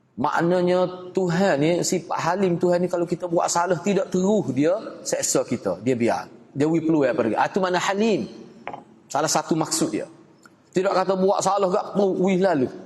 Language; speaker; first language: Malay; native; Malay